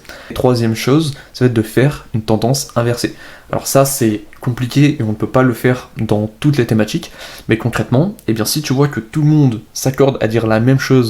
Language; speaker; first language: French; native; French